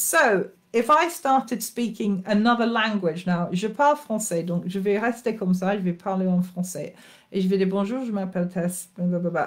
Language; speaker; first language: French; non-native, fluent; English